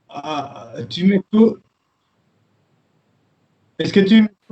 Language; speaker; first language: French; non-native, fluent; Spanish